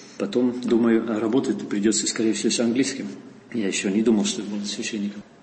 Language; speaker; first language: Russian; non-native, fluent; Dutch